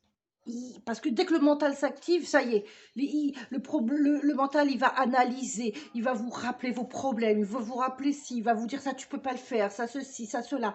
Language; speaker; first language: French; native; French